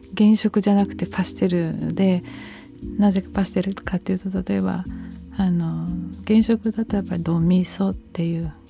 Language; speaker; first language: Japanese; early bilingual, heritage; Japanese